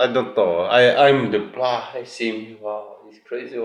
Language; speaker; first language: English; non-native, learner; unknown